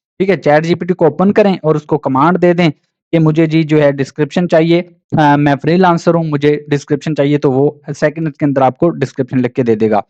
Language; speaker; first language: Urdu; non-native, local second language; Punjabi